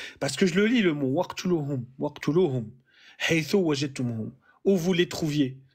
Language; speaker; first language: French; early bilingual, other home language; Arabic